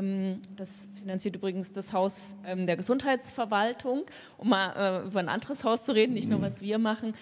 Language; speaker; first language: German; native; German